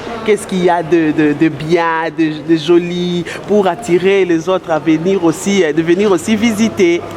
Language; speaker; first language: French; non-native, local second language; Lingala